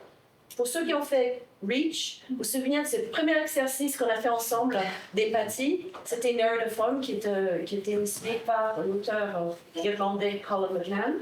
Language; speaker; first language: French; non-native, fluent; English